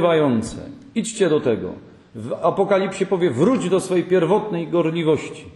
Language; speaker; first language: Polish; native; Polish